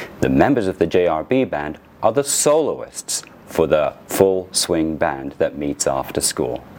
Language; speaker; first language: English; native; English